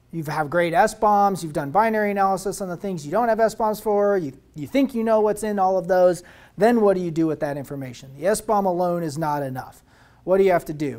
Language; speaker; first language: English; native; English